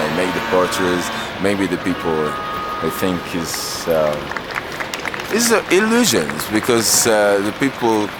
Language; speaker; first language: English; non-native, learner; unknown